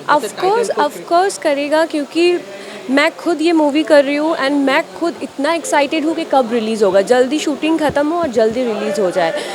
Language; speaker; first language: Hindi; non-native, local second language; Bangla